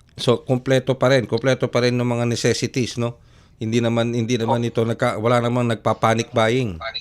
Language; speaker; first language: Filipino; native; Filipino